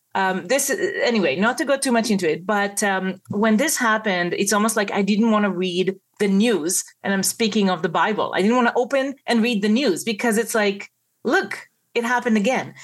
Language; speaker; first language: English; non-native, fluent; Hebrew